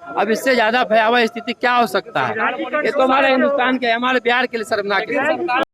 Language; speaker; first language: Hindi; native; Hindi